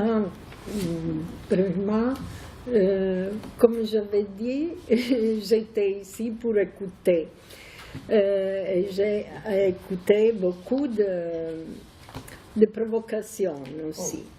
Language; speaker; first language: French; non-native, fluent; Italian